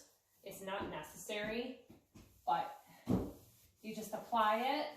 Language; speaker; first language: English; native; English